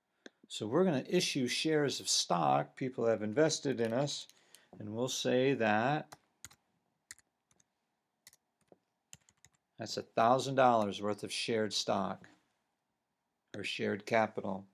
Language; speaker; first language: English; native; English